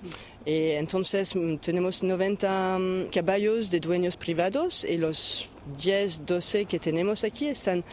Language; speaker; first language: Spanish; non-native, fluent; French